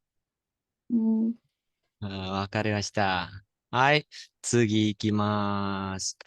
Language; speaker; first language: Japanese; non-native, fluent; Indonesian